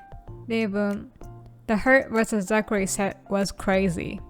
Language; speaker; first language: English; non-native, fluent; Japanese